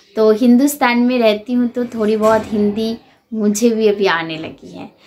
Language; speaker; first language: Hindi; non-native, fluent; Bangla